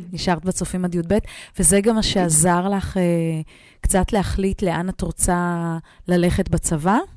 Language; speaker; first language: Hebrew; native; Hebrew